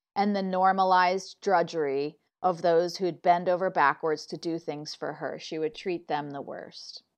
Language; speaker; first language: English; native; English